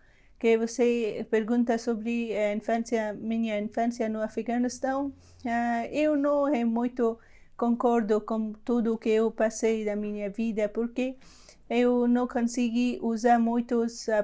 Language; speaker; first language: Portuguese; non-native, learner; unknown